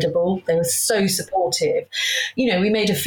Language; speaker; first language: English; native; English